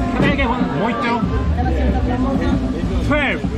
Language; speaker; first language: English; non-native, learner; Korean